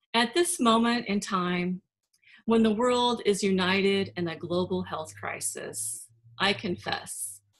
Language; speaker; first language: English; native; English